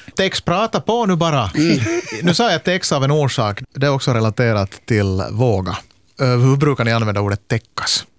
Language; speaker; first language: Swedish; native; Swedish